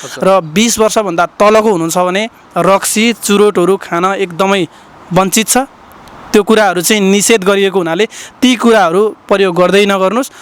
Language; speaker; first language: Nepali; native; Nepali